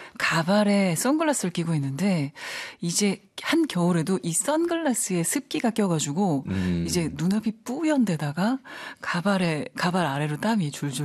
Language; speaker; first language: Korean; native; Korean